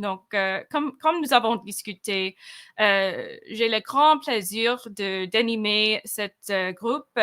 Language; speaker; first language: French; non-native, fluent; English